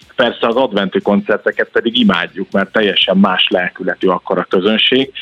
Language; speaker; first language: Hungarian; native; Hungarian